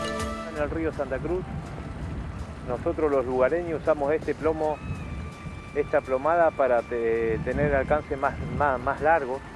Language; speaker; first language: Spanish; native; Spanish